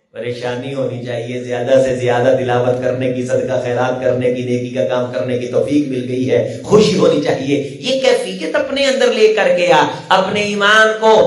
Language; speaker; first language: Urdu; non-native, local second language; Punjabi